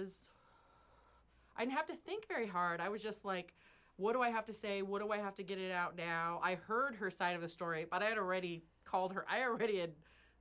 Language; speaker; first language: English; native; English